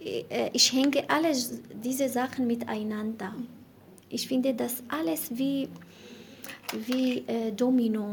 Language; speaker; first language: German; non-native, learner; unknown